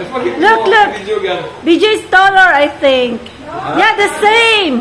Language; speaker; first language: English; non-native, local second language; Filipino